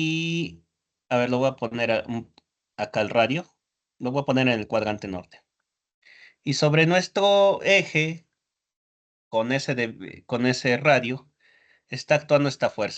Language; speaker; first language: Spanish; native; Spanish